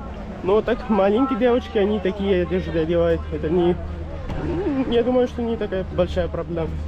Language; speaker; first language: Russian; non-native, learner; Pashto